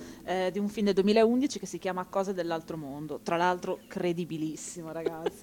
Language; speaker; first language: Italian; native; Italian